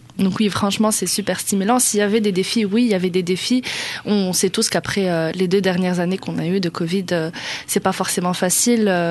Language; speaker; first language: French; non-native, local second language; Arabic